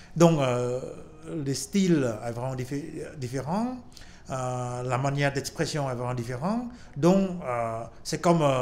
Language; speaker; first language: French; non-native, fluent; Khmer